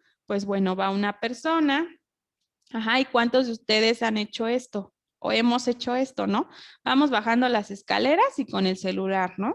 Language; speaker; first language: Spanish; native; Spanish